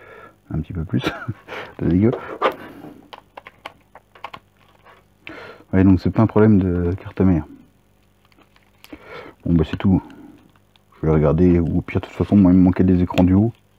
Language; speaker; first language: French; native; French